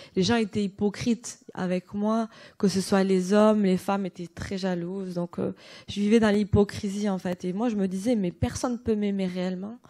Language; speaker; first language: French; native; French